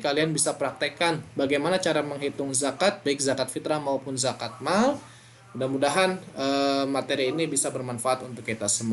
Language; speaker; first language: Indonesian; native; Indonesian